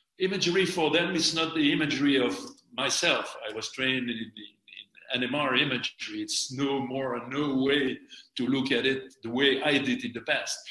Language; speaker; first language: English; non-native, fluent; French